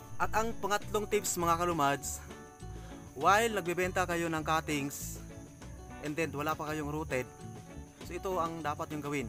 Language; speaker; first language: Filipino; non-native, local second language; Cebuano